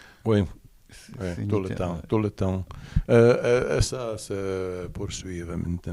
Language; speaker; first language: French; non-native, learner; Czech